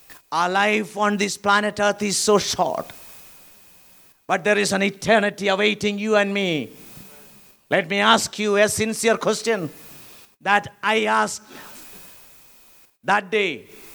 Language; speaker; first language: English; non-native, local second language; Malayalam